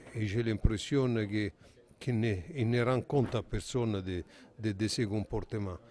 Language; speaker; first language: French; non-native, fluent; Italian